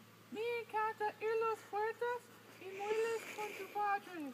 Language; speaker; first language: Spanish; non-native, learner; English